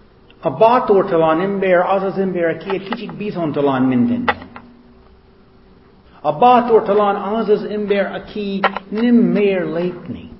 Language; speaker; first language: Hungarian; non-native, fluent; English